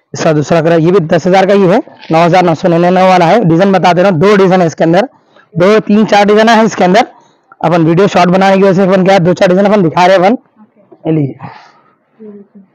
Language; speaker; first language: Hindi; non-native, local second language; Urdu